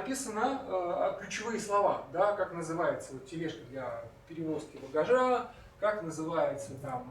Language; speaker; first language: Russian; native; Russian